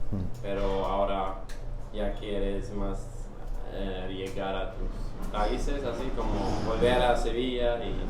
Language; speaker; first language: Spanish; non-native, fluent; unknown